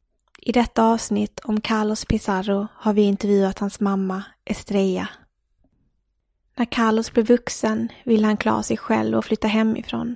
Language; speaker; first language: Swedish; native; Swedish